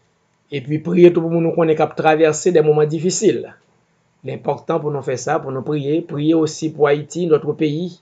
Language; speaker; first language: French; non-native, local second language; Haitian Creole